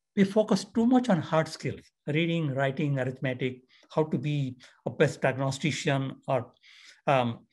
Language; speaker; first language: English; non-native, local second language; Marathi